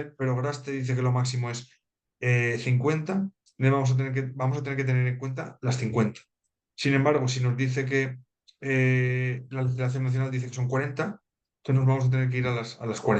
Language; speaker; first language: Spanish; native; Spanish